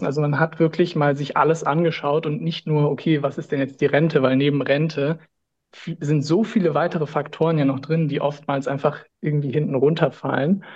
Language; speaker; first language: German; native; German